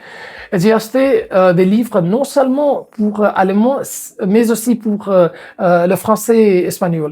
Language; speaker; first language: French; non-native, fluent; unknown